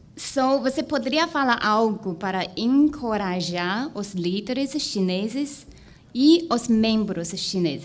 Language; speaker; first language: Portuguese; non-native, learner; Chinese